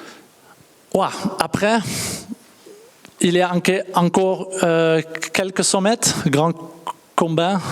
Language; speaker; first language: French; non-native, learner; Dutch